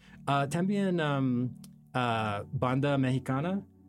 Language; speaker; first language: Spanish; non-native, learner; English